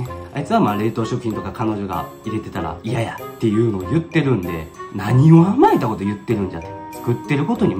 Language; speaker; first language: Japanese; native; Japanese